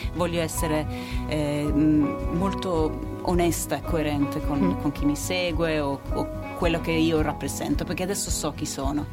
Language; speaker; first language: Italian; non-native, fluent; Swedish